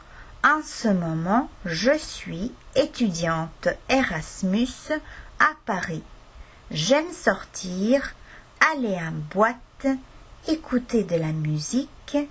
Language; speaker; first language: French; non-native, fluent; Estonian